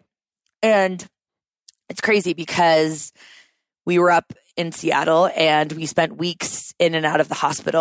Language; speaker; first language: English; native; English